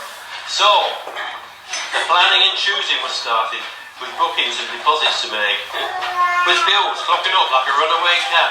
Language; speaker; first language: English; native; English